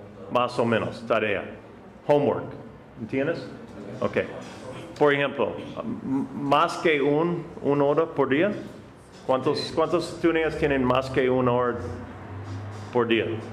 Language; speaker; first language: Spanish; non-native, learner; English